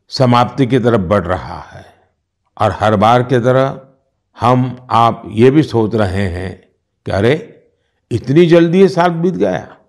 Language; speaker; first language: Hindi; non-native, local second language; Gujarati